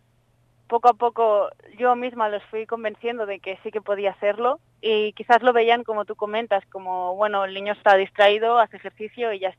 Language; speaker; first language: Spanish; native; Spanish